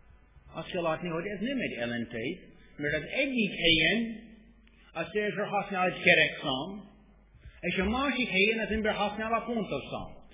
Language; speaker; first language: Hungarian; non-native, fluent; English